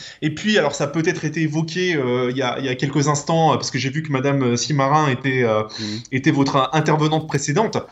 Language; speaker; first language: French; native; French